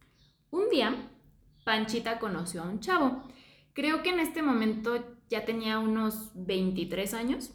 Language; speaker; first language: Spanish; native; Spanish